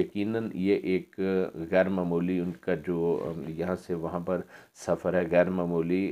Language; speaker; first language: Urdu; native; Urdu